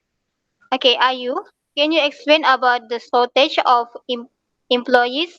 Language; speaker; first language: English; non-native, local second language; Malay